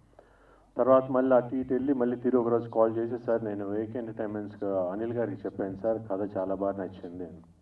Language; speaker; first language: Telugu; native; Telugu